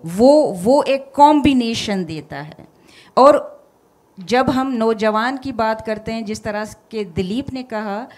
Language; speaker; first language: Urdu; non-native, local second language; Sindhi